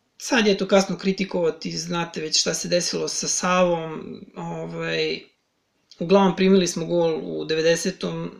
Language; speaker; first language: Serbian; native; Serbian